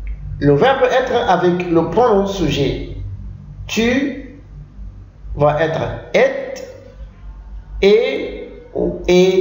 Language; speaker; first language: French; non-native, fluent; Arabic